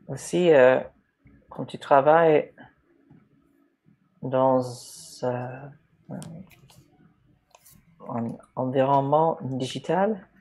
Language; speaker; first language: French; non-native, fluent; English